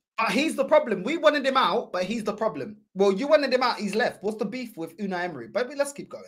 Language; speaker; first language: English; early bilingual, other home language; Portuguese